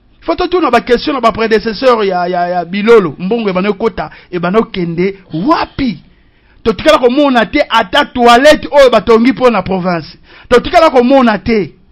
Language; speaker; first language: Lingala; non-native, local second language; Kongo